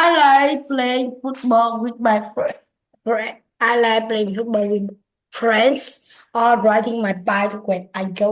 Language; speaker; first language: English; non-native, learner; Vietnamese